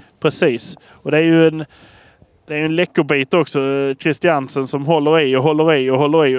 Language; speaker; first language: Swedish; native; Swedish